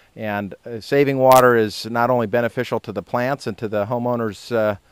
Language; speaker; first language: English; native; English